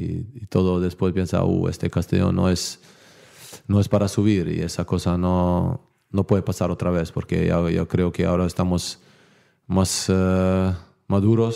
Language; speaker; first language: Spanish; non-native, learner; Bosnian